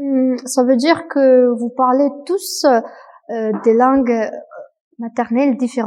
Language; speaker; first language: French; non-native, fluent; Russian